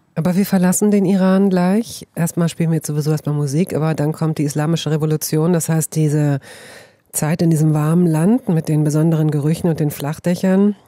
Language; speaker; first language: German; native; German